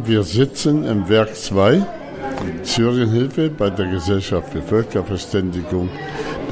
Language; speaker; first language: German; non-native, fluent; Arabic